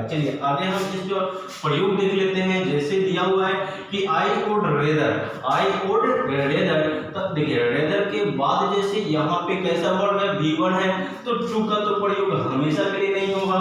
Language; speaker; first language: Hindi; native; Hindi